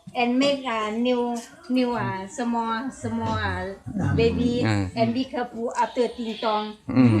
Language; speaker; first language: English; non-native, learner; Thai